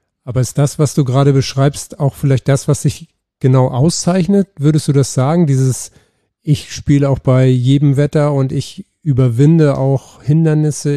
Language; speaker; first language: German; native; German